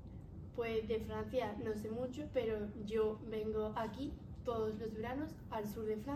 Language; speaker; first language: Spanish; native; Spanish